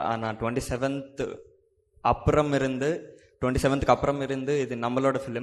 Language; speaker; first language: Tamil; non-native, learner; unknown